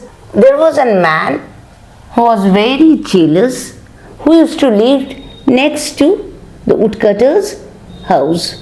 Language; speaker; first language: English; non-native, local second language; Bangla